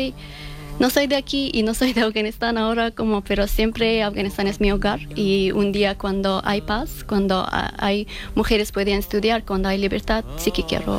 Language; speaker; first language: Spanish; non-native, learner; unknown